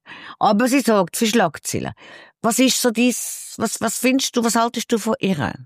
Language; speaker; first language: German; native; German